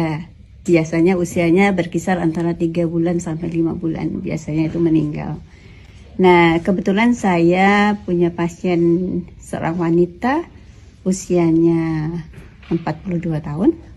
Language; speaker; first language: Indonesian; native; Indonesian